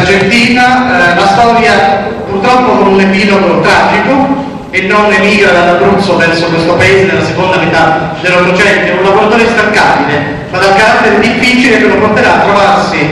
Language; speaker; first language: Italian; native; Italian